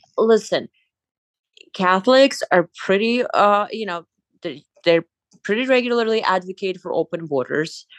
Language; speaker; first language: English; non-native, fluent; Azerbaijani